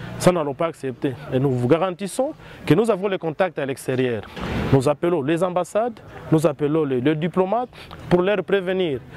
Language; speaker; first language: French; non-native, local second language; Swahili